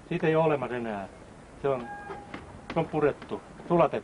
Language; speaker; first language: Finnish; native; Finnish